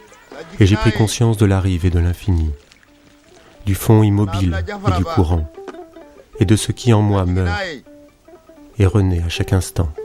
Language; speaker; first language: French; native; French